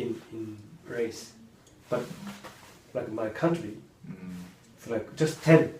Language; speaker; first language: English; non-native, learner; Japanese